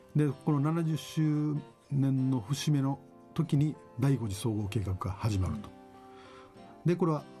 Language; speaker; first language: Japanese; native; Japanese